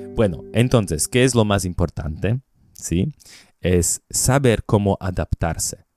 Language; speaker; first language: Spanish; non-native, fluent; Slovak